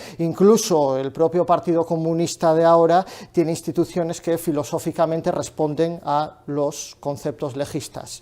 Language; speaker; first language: Spanish; native; Spanish